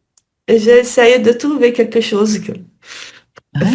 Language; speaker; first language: French; non-native, learner; Portuguese